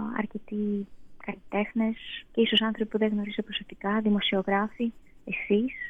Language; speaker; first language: Greek; non-native, fluent; Russian